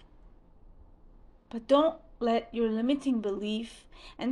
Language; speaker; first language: English; non-native, fluent; French